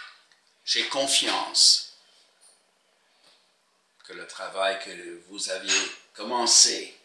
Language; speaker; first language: French; non-native, fluent; English